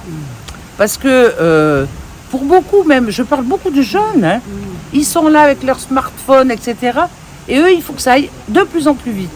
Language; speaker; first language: French; native; French